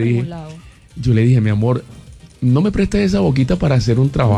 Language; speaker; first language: Spanish; native; Spanish